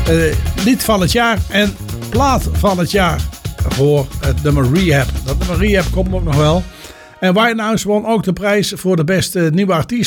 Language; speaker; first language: Dutch; native; Dutch